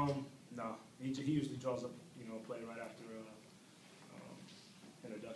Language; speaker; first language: English; native; English